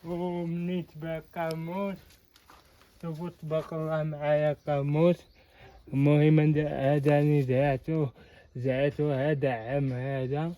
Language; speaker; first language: Arabic; native; Arabic